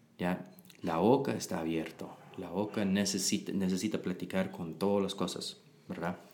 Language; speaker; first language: Spanish; non-native, learner; English